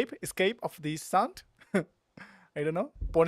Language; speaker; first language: English; non-native, learner; Spanish